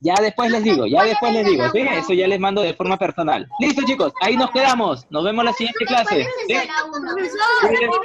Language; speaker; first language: Spanish; native; Spanish